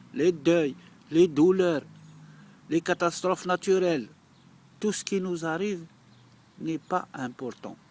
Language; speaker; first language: French; non-native, local second language; Arabic